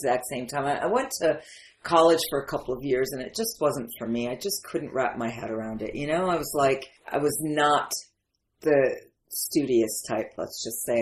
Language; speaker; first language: English; early bilingual, other home language; Arabic